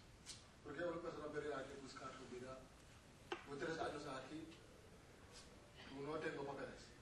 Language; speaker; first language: Spanish; non-native, learner; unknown